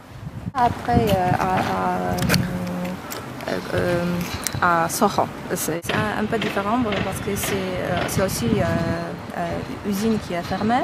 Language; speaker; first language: French; non-native, learner; Polish